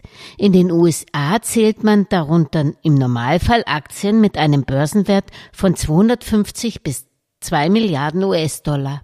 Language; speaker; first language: German; native; German